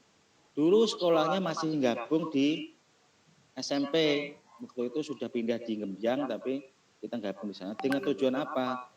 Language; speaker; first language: Indonesian; non-native, local second language; Javanese